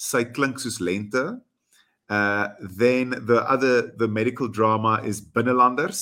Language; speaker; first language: English; non-native, local second language; Afrikaans